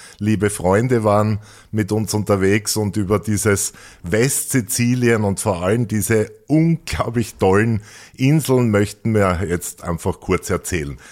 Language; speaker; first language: German; native; German